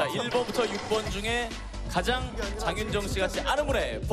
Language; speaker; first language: Korean; native; Korean